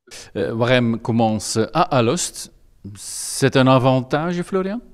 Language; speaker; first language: French; non-native, local second language; Dutch